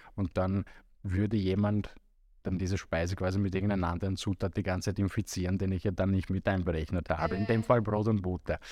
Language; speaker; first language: German; non-native, fluent; Romanian